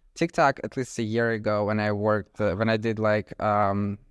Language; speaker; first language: English; non-native, fluent; Ukrainian